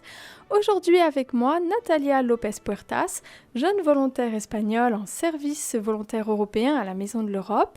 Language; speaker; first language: French; native; French